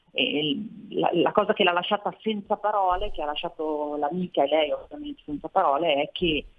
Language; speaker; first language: Italian; native; Italian